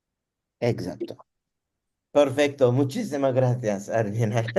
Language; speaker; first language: Spanish; non-native, learner; Turkish